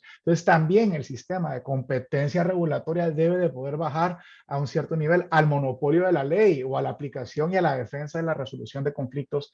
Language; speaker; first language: Spanish; native; Spanish